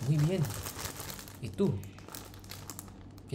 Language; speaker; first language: Spanish; non-native, learner; Indonesian